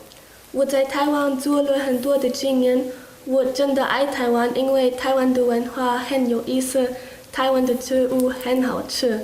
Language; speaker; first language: Chinese; non-native, learner; German